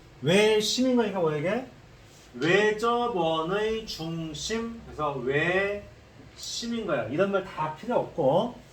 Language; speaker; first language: Korean; native; Korean